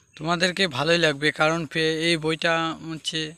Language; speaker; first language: Hindi; non-native, local second language; Bangla